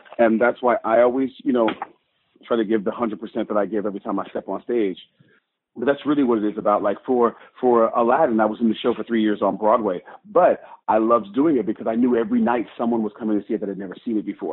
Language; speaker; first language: English; native; English